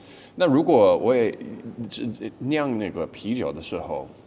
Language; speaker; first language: Chinese; non-native, fluent; English